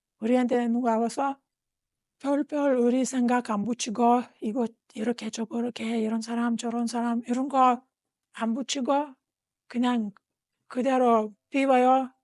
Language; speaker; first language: Korean; non-native, fluent; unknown